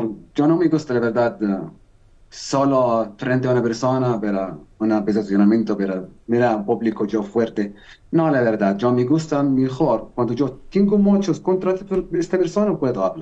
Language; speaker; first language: Spanish; non-native, learner; Arabic